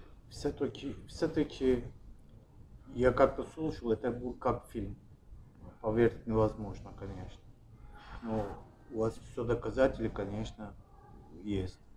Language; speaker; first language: Russian; non-native, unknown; Turkish